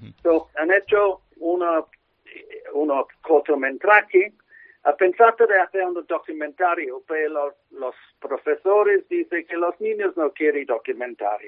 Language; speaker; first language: Spanish; non-native, learner; English